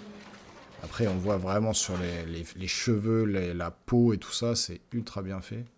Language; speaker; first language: French; native; French